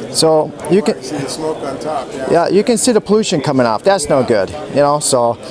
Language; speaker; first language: English; native; English